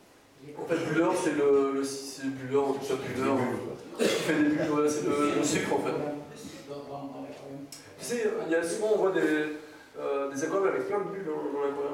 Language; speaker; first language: French; native; French